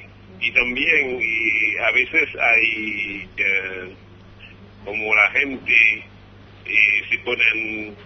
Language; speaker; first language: Spanish; non-native, fluent; Haitian Creole